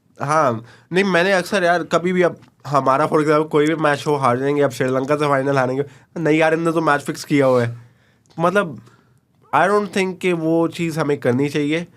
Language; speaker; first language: Urdu; native; Urdu